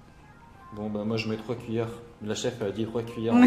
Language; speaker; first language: French; native; French